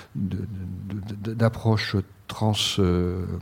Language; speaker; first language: French; native; French